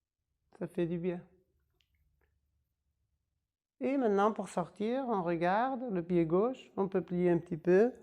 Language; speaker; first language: French; non-native, fluent; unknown